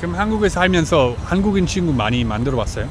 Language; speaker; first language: Korean; non-native, fluent; English